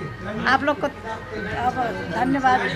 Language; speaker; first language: Hindi; non-native, learner; Nepali